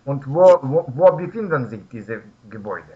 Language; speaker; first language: German; non-native, learner; Russian